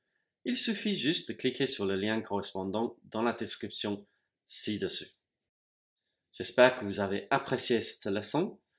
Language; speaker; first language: French; non-native, fluent; English